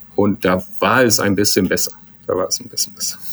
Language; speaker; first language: German; native; German